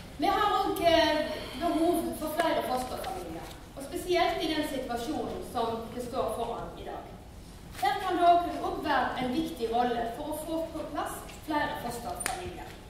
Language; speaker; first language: Norwegian; native; Norwegian